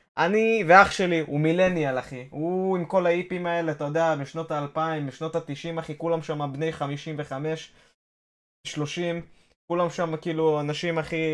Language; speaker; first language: Hebrew; native; Hebrew